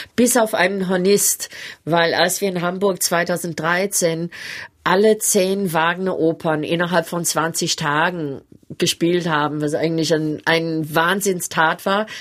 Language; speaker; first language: German; non-native, fluent; English